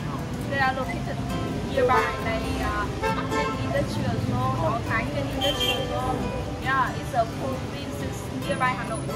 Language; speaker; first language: English; non-native, fluent; Vietnamese